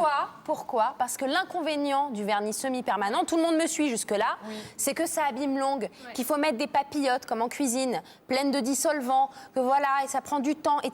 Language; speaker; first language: French; native; French